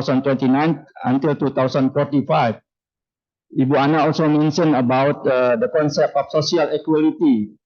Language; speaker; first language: English; non-native, fluent; Indonesian